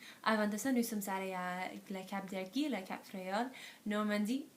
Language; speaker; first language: French; non-native, learner; English